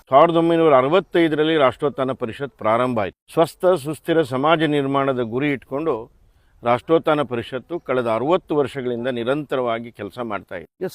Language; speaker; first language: Kannada; native; Kannada